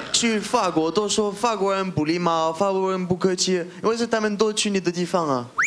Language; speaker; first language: Chinese; non-native, fluent; French